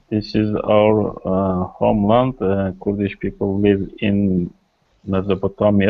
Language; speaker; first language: English; non-native, learner; Kurdish